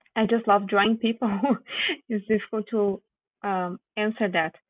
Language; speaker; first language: English; non-native, fluent; Portuguese